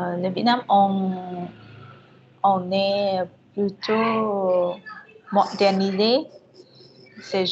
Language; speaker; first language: French; non-native, fluent; Vietnamese